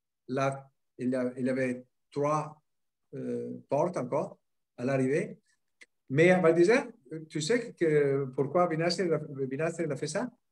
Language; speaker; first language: French; non-native, fluent; Italian